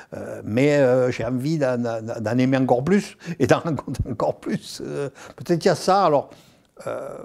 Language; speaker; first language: French; native; French